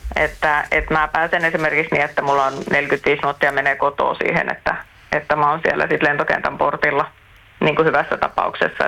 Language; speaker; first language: Finnish; early bilingual, heritage; Finnish